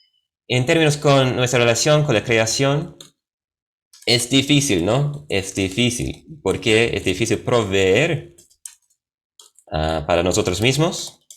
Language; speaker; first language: Spanish; non-native, fluent; English